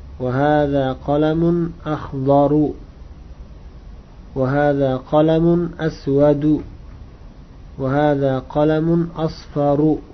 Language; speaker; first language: Arabic; non-native, fluent; Uzbek